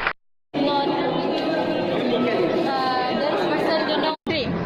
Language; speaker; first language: English; non-native, learner; Indonesian